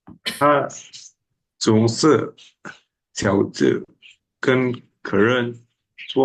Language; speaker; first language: Chinese; non-native, learner; Indonesian